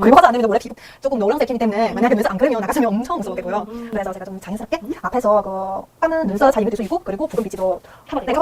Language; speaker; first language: Korean; non-native, learner; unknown